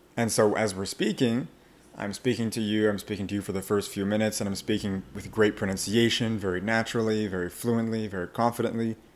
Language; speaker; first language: English; native; English